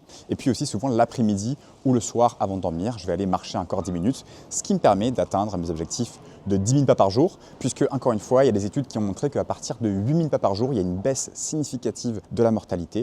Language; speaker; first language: French; native; French